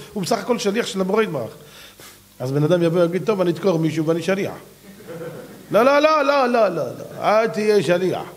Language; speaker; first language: Hebrew; native; Hebrew